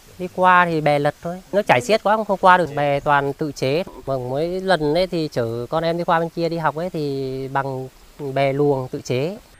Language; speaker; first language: Vietnamese; non-native, local second language; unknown